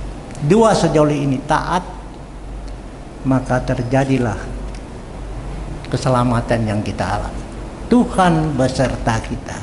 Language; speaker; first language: Indonesian; native; Indonesian